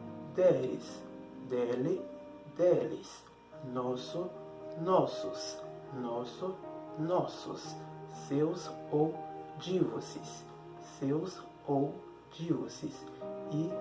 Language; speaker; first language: Portuguese; non-native, fluent; Haitian Creole